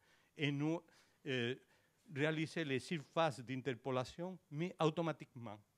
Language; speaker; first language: French; non-native, learner; Spanish